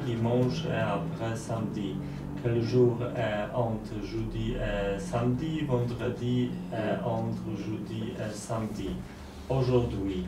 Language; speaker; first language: French; non-native, learner; Polish